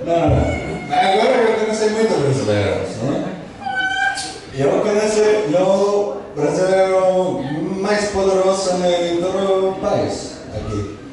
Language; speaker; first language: Portuguese; non-native, learner; English